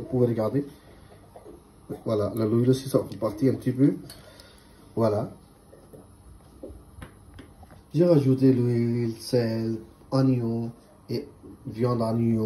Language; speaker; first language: French; non-native, learner; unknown